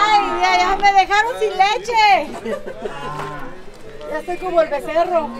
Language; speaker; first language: Spanish; native; Spanish